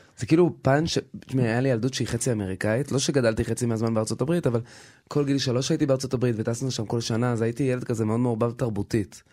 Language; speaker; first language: Hebrew; native; Hebrew